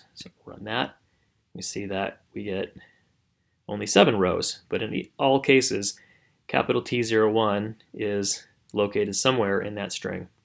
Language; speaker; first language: English; native; English